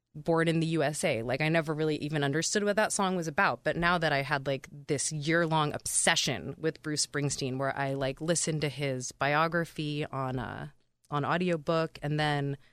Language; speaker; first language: English; native; English